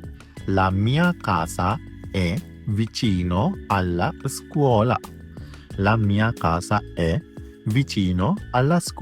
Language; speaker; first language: Italian; non-native, fluent; Sinhala